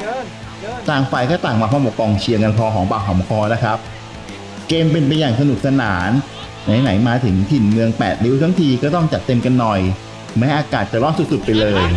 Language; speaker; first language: Thai; native; Thai